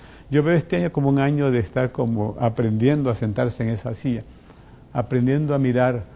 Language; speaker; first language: Spanish; native; Spanish